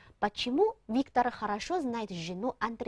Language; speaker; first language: Russian; non-native, fluent; Chinese